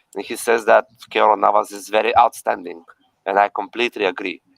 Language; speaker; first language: English; non-native, fluent; Bulgarian